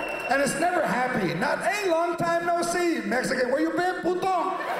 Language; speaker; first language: English; early bilingual, other home language; Spanish